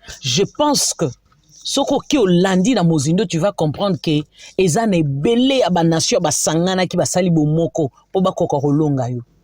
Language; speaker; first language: Lingala; native; Lingala